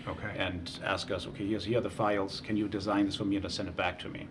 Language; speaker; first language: English; non-native, fluent; German